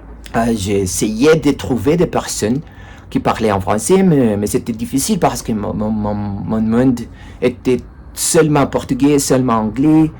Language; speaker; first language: French; non-native, learner; Spanish